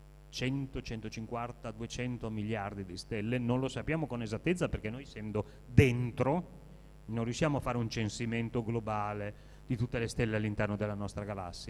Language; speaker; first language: Italian; native; Italian